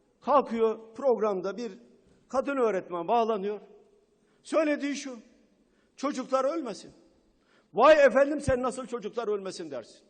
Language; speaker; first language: Turkish; native; Turkish